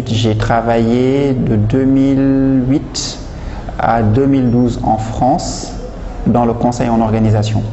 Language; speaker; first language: French; non-native, local second language; Wolof